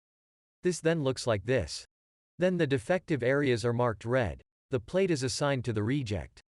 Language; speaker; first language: English; non-native, fluent; German